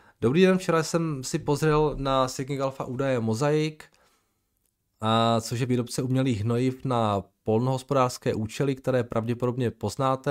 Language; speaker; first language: Czech; native; Czech